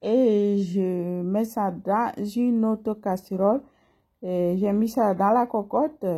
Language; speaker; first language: French; non-native, local second language; Mossi